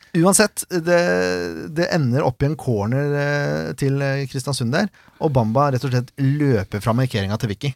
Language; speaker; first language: Norwegian; native; Norwegian